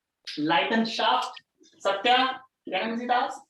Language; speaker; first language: German; non-native, fluent; Hindi